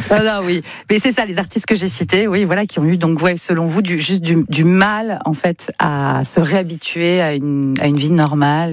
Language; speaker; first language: French; native; French